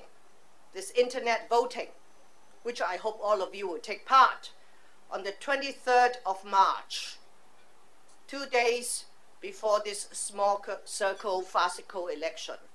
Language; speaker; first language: English; non-native, local second language; Cantonese